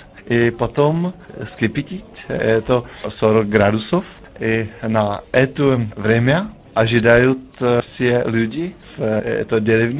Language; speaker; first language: Russian; non-native, learner; Czech